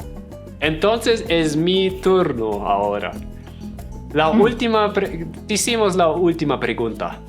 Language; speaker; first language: Spanish; non-native, fluent; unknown